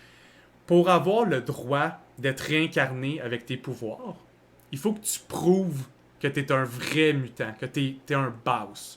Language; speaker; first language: French; native; French